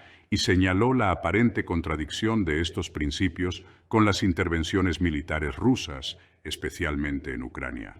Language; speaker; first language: Spanish; native; Spanish